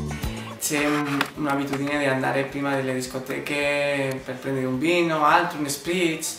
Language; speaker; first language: Italian; non-native, learner; Spanish